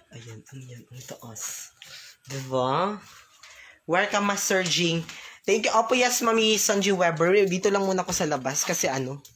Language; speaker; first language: Filipino; non-native, local second language; Cebuano